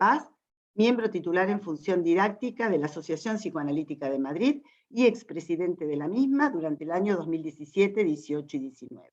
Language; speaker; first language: Spanish; native; Spanish